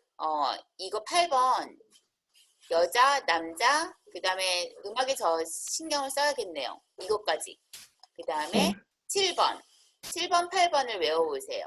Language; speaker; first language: Korean; native; Korean